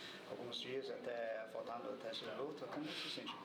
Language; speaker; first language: Portuguese; non-native, learner; English